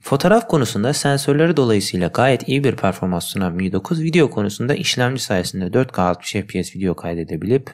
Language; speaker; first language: Turkish; native; Turkish